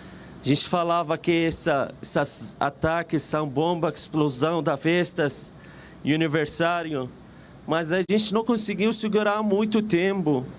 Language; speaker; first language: Portuguese; non-native, fluent; Arabic